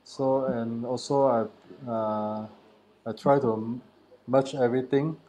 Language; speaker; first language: English; non-native, learner; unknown